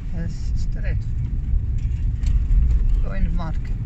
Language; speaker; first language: English; non-native, learner; Arabic